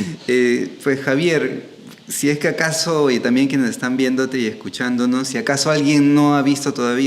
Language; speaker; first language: Spanish; native; Spanish